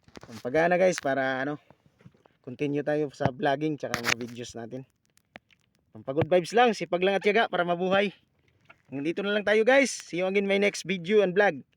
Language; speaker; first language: Filipino; non-native, local second language; Cebuano